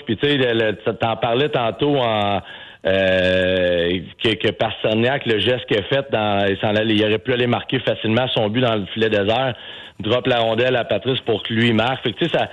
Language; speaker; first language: French; native; French